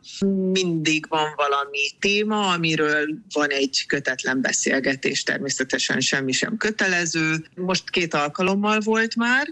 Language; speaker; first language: Hungarian; native; Hungarian